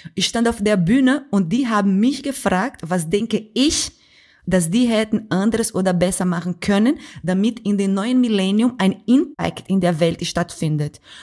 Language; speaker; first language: German; non-native, fluent; Portuguese